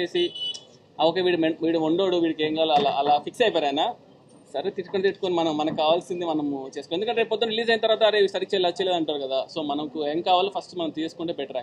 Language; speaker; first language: Telugu; native; Telugu